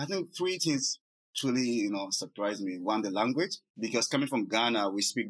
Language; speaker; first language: English; non-native, local second language; Akan